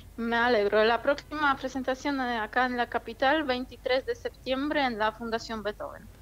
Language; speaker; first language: Spanish; non-native, fluent; Polish